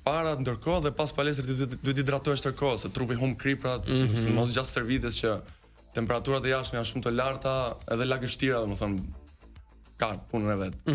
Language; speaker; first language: Albanian; early bilingual, heritage; Albanian